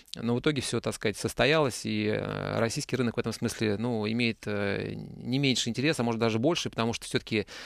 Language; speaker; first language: Russian; native; Russian